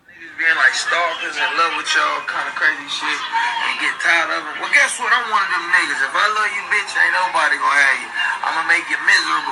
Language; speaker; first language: English; native; English